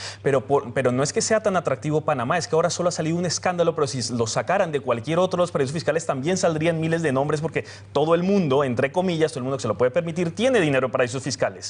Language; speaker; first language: Spanish; native; Spanish